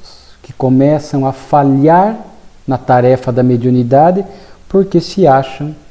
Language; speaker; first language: Portuguese; native; Portuguese